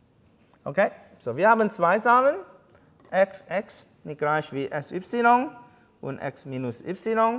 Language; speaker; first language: German; non-native, fluent; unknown